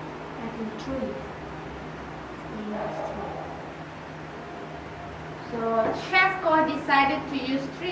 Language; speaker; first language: English; non-native, learner; Vietnamese